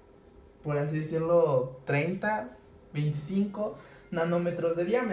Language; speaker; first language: Spanish; native; Spanish